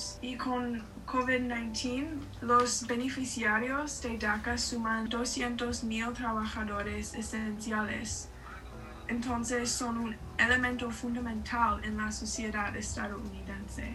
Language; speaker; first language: Spanish; non-native, learner; English